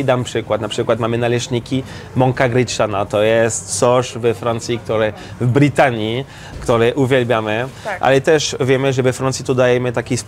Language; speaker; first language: Polish; non-native, learner; French